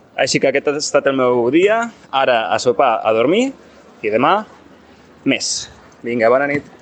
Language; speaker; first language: Catalan; native; Catalan